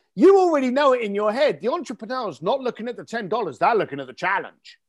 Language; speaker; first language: English; native; English